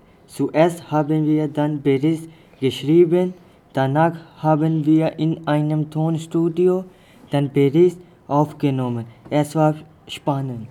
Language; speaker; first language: German; non-native, learner; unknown